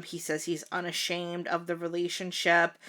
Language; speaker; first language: English; native; English